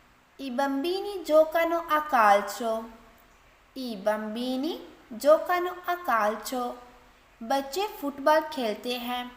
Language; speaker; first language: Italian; non-native, fluent; Urdu